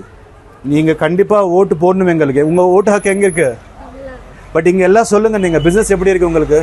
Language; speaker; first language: Tamil; non-native, learner; Urdu